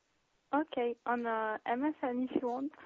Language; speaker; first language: English; non-native, learner; French